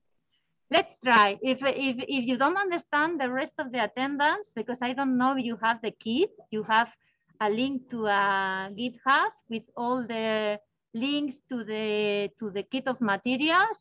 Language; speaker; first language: English; non-native, learner; Spanish